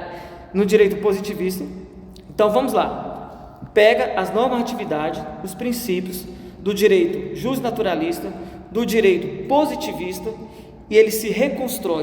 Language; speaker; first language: Portuguese; native; Portuguese